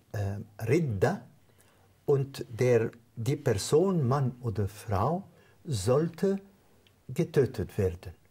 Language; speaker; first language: German; non-native, fluent; Arabic